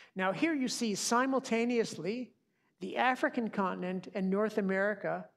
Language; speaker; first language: English; native; English